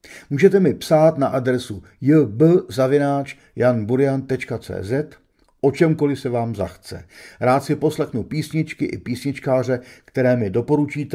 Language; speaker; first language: Czech; native; Czech